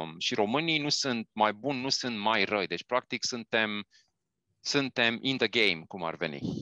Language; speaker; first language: Romanian; native; Romanian